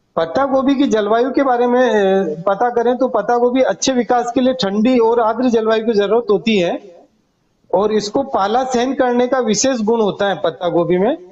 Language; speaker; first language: Hindi; non-native, local second language; Gujarati